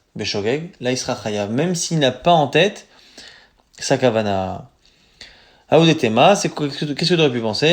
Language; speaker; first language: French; native; French